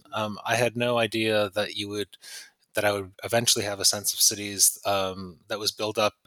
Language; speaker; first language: English; native; English